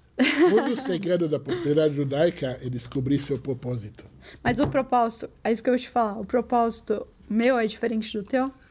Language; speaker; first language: Portuguese; non-native, fluent; Hebrew